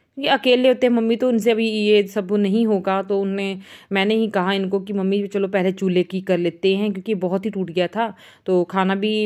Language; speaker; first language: Hindi; non-native, local second language; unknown